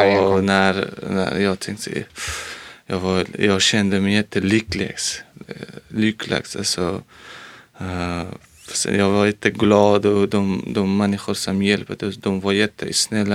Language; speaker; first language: Swedish; non-native, learner; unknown